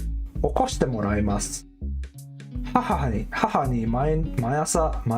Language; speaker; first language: Japanese; non-native, learner; English